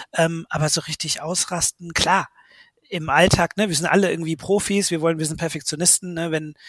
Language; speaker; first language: German; native; German